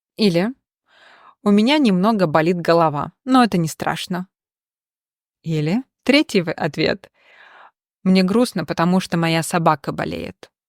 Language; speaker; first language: Russian; native; Russian